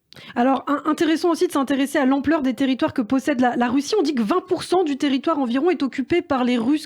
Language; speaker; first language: French; native; French